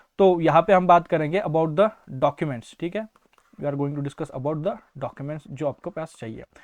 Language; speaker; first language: Hindi; non-native, local second language; Marathi